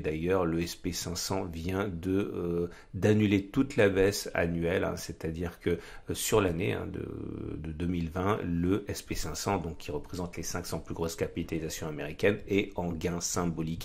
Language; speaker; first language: French; native; French